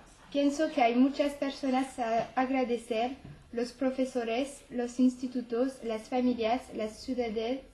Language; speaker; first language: Spanish; non-native, learner; French